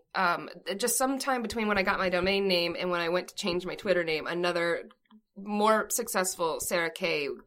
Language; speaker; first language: English; native; English